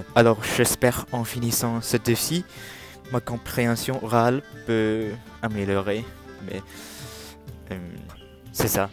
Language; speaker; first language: French; non-native, learner; Cantonese